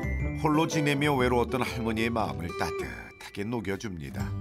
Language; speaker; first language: Korean; native; Korean